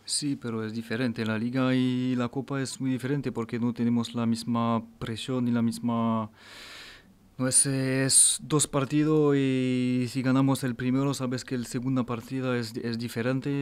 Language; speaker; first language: Spanish; non-native, fluent; French